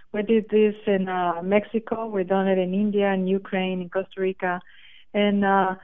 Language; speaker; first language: English; non-native, fluent; Spanish